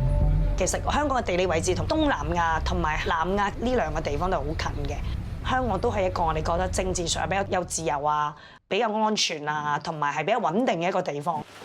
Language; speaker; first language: Cantonese; native; Cantonese